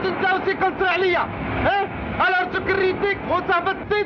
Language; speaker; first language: Arabic; native; Arabic